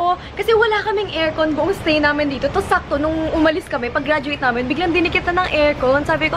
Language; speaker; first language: Filipino; native; Filipino